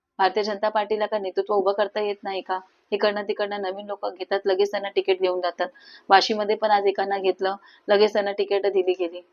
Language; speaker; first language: Marathi; non-native, local second language; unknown